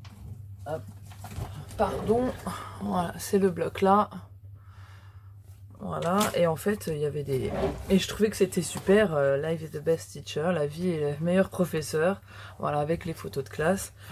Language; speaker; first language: French; native; French